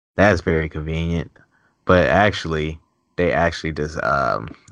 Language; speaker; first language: English; native; English